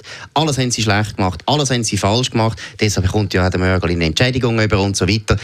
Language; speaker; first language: German; native; German